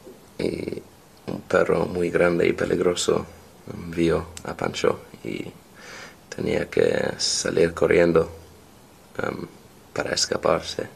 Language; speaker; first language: Spanish; non-native, learner; English